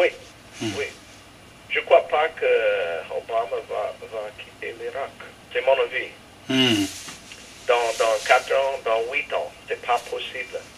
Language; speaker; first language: French; non-native, fluent; English